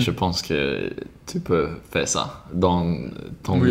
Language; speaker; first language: French; non-native, learner; Swedish